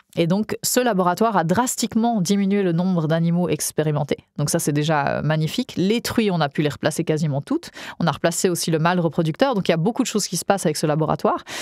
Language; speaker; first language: French; native; French